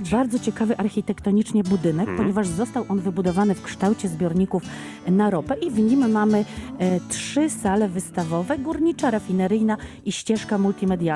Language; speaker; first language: Polish; native; Polish